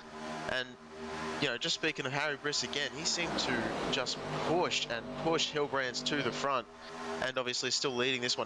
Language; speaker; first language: English; native; English